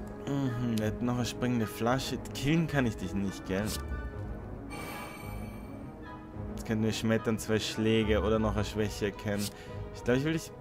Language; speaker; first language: German; native; German